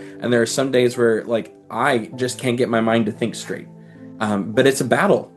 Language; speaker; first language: English; native; English